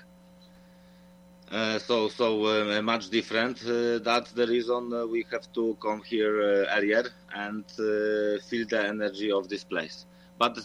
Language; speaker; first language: English; non-native, fluent; Polish